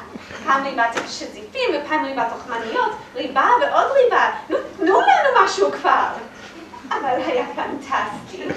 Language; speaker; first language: Hebrew; non-native, learner; English